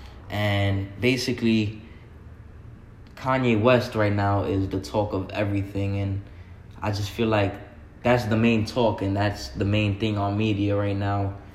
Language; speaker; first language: English; native; English